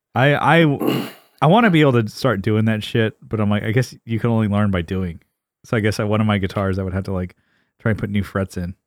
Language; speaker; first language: English; native; English